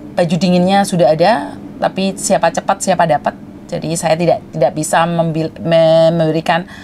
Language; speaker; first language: Indonesian; non-native, local second language; Madurese